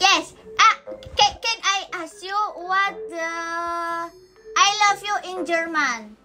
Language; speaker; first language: English; non-native, learner; Indonesian